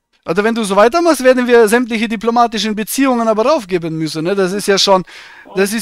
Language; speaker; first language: German; native; German